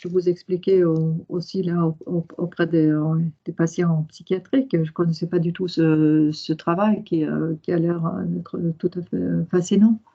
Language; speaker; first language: French; non-native, fluent; Norwegian